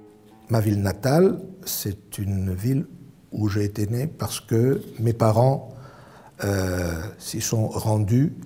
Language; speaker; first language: French; non-native, fluent; Greek